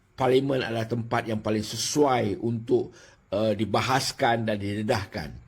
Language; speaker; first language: Malay; native; Malay